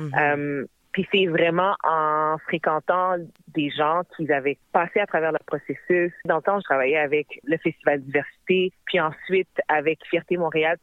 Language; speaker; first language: French; native; French